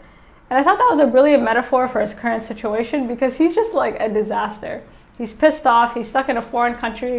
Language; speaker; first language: English; native; English